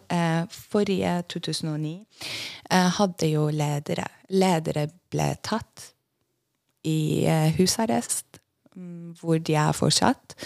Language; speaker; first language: Norwegian; non-native, fluent; Persian